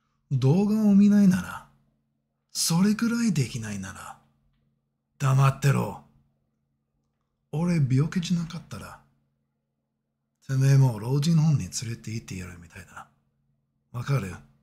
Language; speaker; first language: Japanese; non-native, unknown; English